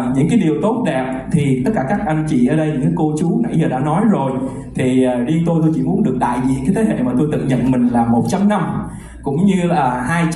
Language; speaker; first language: Vietnamese; early bilingual, heritage; Vietnamese